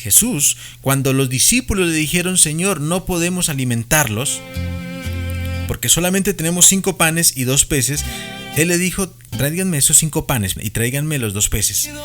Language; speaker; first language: Spanish; native; Spanish